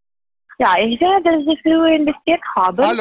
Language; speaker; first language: German; non-native, learner; Estonian